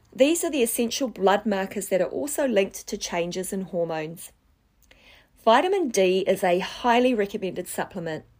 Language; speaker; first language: English; native; English